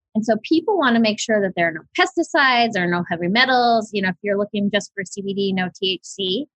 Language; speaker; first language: English; native; English